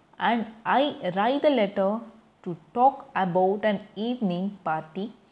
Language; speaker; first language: English; non-native, local second language; Tamil